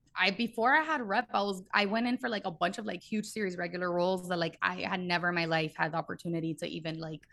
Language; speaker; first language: English; native; English